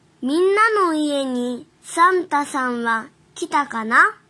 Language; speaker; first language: Japanese; non-native, fluent; Chinese